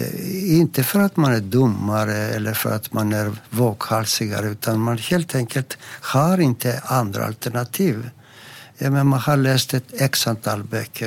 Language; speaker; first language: Swedish; non-native, fluent; Greek